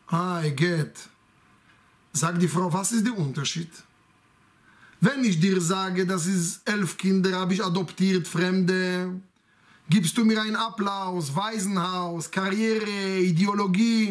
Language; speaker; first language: German; non-native, fluent; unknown